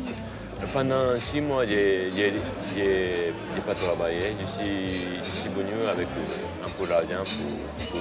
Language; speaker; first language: French; non-native, fluent; Japanese